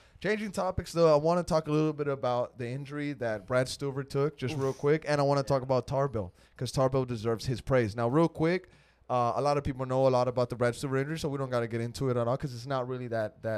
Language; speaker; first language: English; early bilingual, other home language; Spanish